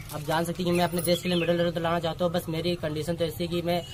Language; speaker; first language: Hindi; native; Hindi